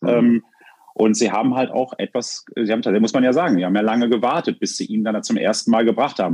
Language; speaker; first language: German; native; German